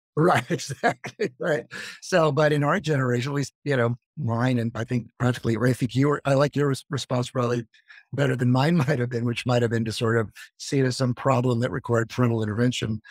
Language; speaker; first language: English; native; English